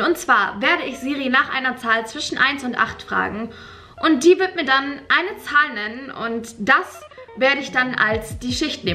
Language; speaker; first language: German; native; German